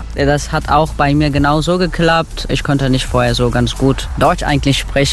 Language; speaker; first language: German; non-native, learner; Turkish